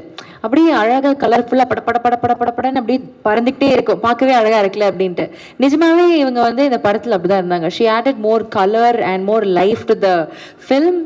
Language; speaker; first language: Tamil; native; Tamil